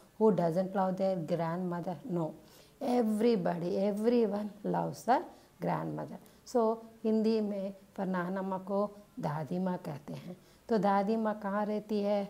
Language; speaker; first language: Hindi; non-native, local second language; Telugu